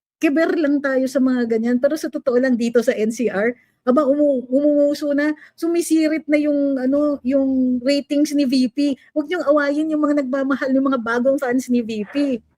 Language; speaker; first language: Filipino; native; Filipino